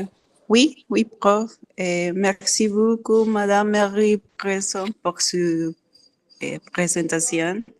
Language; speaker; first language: French; non-native, fluent; Spanish